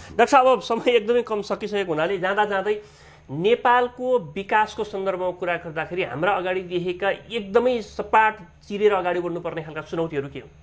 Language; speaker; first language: Nepali; native; Nepali